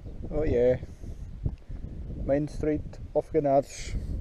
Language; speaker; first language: English; non-native, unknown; Portuguese